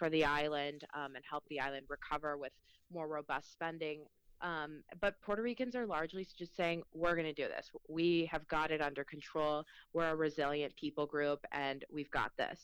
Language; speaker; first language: English; early bilingual, other home language; Spanish